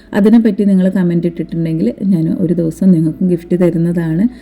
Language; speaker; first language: Malayalam; native; Malayalam